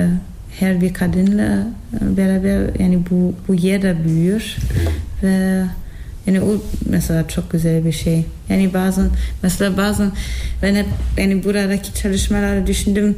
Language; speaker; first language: Turkish; non-native, fluent; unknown